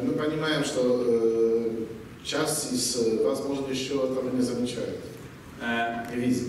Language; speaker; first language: Russian; non-native, fluent; Polish